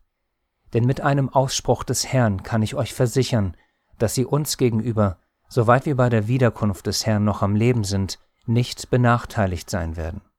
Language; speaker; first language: German; native; German